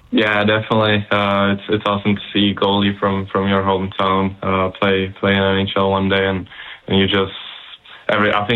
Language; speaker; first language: English; non-native, fluent; Czech